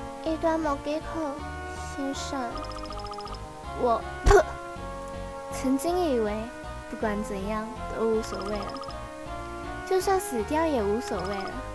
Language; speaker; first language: Chinese; native; Chinese